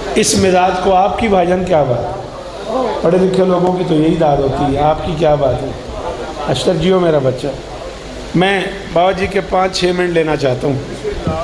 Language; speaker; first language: Urdu; non-native, local second language; Punjabi